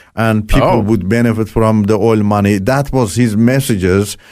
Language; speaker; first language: English; non-native, fluent; Turkish